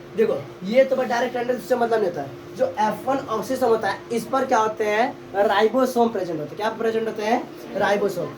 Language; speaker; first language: Hindi; native; Hindi